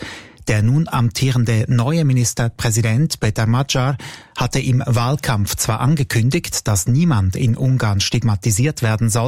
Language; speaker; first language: German; native; German